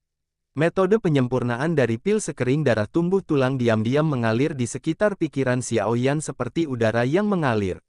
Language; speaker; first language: Indonesian; native; Indonesian